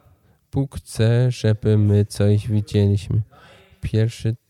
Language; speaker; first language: Polish; non-native, learner; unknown